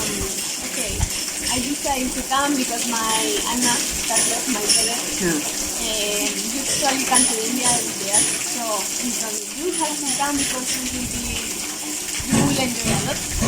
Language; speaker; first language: English; non-native, learner; Spanish